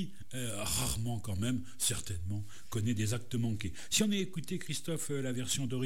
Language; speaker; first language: French; native; French